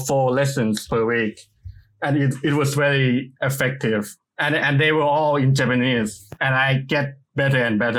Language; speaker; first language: English; non-native, fluent; Thai